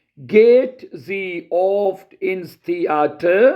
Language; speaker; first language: German; non-native, fluent; Urdu